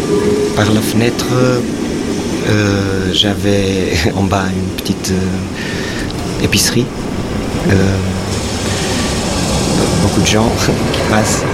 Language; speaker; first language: French; non-native, fluent; Portuguese